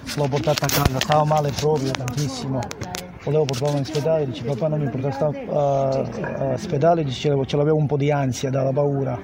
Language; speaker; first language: Italian; non-native, local second language; Bosnian